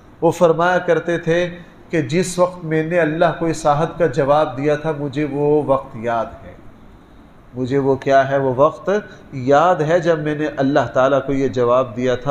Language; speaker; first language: Urdu; non-native, local second language; Punjabi